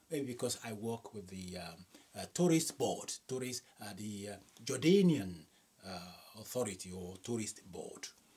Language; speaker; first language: English; non-native, local second language; Yoruba